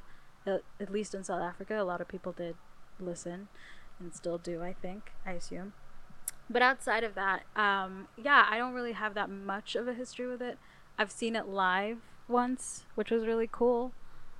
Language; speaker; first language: English; native; English